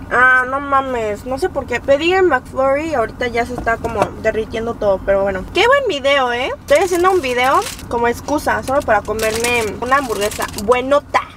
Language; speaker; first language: Spanish; early bilingual, other home language; Korean